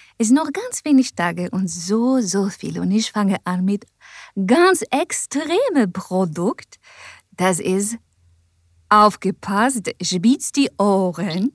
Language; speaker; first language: German; non-native, learner; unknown